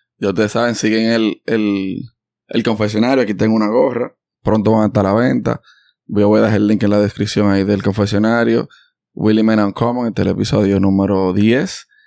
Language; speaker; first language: Spanish; native; Spanish